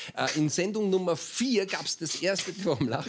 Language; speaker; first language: German; native; German